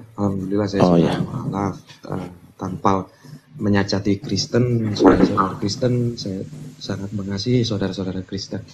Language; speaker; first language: Indonesian; native; Indonesian